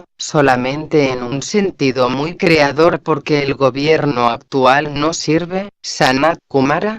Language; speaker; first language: Spanish; native; Spanish